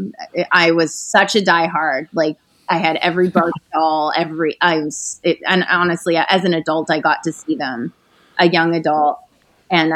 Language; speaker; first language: English; native; English